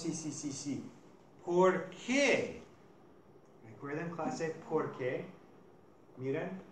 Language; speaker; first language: Spanish; non-native, fluent; English